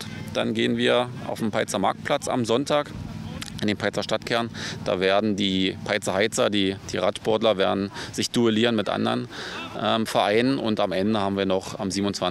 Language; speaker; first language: German; native; German